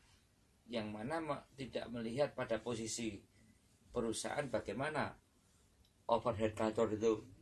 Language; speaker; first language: Indonesian; native; Indonesian